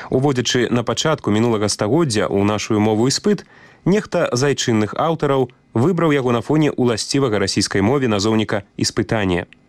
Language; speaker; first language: Belarusian; native; Belarusian